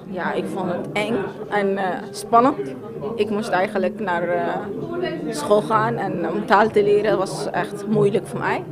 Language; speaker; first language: Dutch; non-native, fluent; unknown